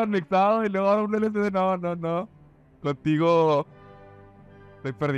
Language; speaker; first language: Spanish; native; Spanish